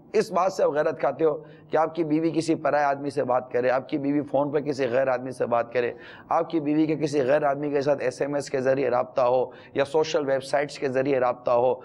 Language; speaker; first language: Urdu; native; Urdu